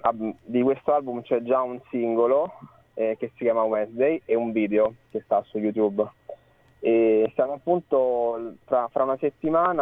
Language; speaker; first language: Italian; native; Italian